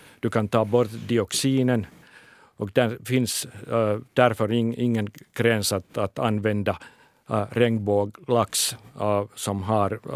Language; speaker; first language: Swedish; non-native, local second language; Finnish